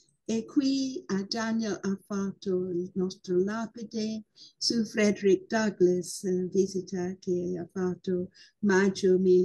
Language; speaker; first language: Italian; non-native, fluent; English